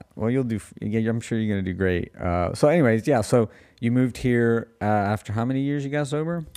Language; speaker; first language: English; early bilingual, other home language; Spanish